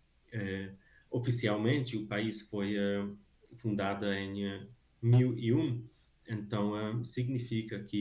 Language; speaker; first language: Portuguese; non-native, fluent; Hungarian